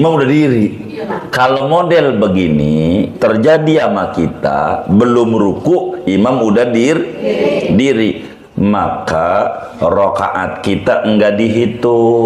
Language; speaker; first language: Indonesian; native; Indonesian